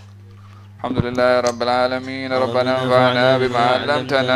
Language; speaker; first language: Arabic; non-native, fluent; Malay